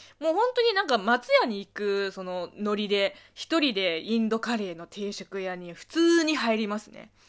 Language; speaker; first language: Japanese; non-native, fluent; Chinese